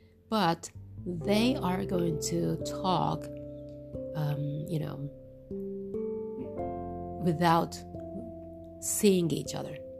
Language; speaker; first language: English; non-native, learner; Japanese